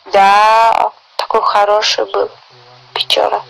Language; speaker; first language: Russian; non-native, local second language; Uzbek